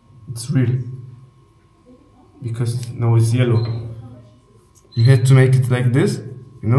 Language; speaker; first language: English; non-native, fluent; German